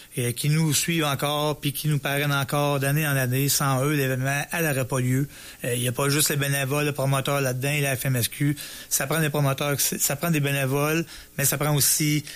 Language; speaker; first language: French; native; French